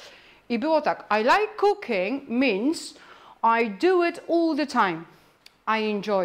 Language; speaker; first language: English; non-native, fluent; Polish